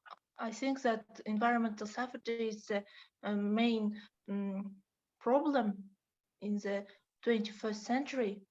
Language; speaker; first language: English; non-native, learner; Russian